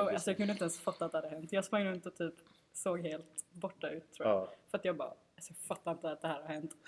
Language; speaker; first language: Swedish; native; Swedish